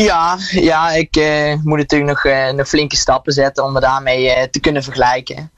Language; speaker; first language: Dutch; native; Dutch